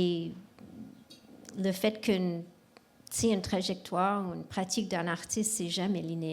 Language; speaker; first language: French; non-native, local second language; English